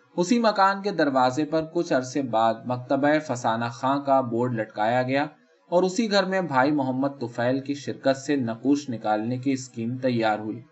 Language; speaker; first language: Urdu; native; Urdu